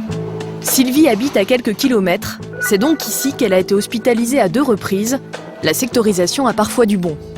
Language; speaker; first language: French; native; French